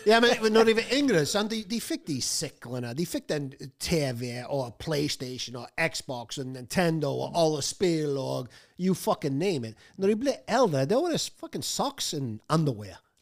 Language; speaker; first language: Norwegian; non-native, fluent; English